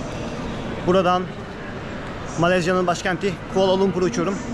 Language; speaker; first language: Turkish; native; Turkish